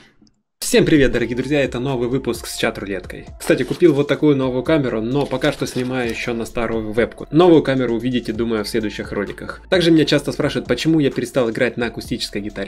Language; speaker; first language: Russian; native; Russian